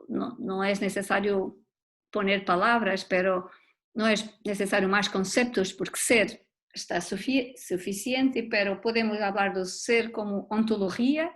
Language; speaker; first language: Spanish; non-native, learner; Portuguese